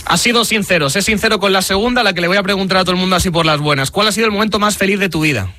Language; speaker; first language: Spanish; native; Spanish